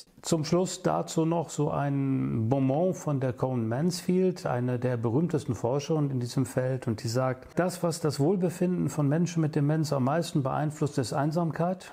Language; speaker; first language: German; native; German